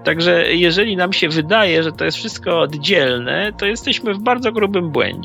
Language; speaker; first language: Polish; native; Polish